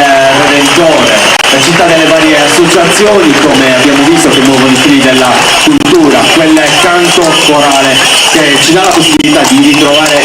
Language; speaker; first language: Italian; native; Italian